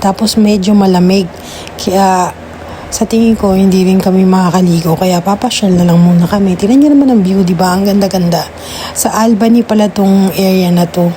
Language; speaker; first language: Filipino; native; Filipino